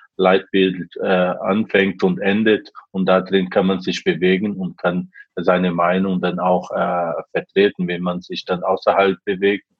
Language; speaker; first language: German; non-native, fluent; Portuguese